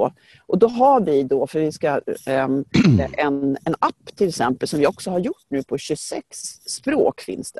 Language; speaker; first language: Swedish; native; Swedish